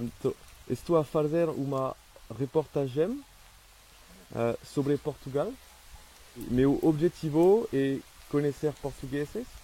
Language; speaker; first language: Portuguese; non-native, learner; French